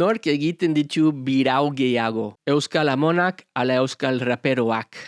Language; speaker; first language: Basque; non-native, learner; English